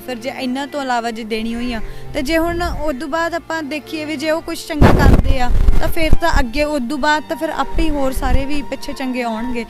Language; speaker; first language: Punjabi; native; Punjabi